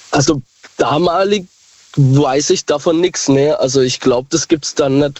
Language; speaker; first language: German; native; German